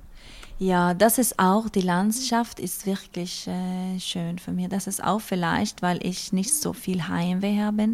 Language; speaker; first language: German; non-native, learner; Norwegian